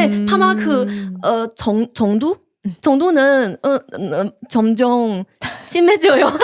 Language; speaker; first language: Korean; non-native, learner; Chinese